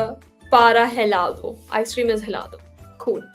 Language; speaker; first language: Spanish; non-native, learner; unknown